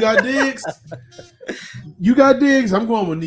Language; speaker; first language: English; native; English